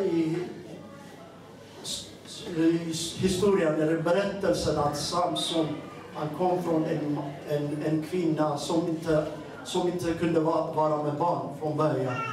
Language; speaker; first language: Swedish; non-native, fluent; Amharic